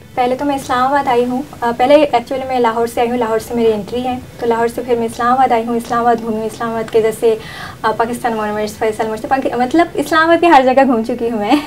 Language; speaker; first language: Urdu; non-native, fluent; Bangla